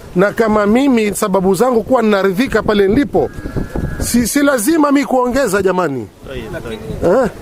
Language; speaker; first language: Swahili; native; Swahili